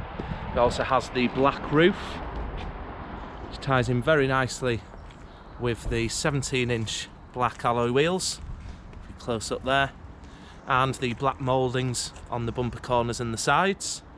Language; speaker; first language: English; native; English